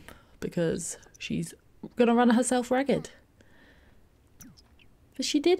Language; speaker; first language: English; native; English